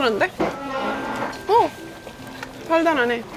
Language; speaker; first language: Korean; non-native, fluent; Estonian